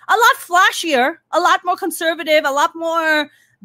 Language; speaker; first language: English; non-native, local second language; Urdu